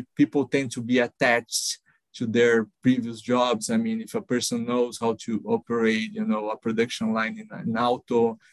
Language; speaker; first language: English; non-native, fluent; Portuguese